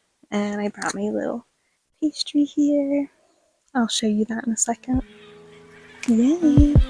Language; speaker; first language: English; native; English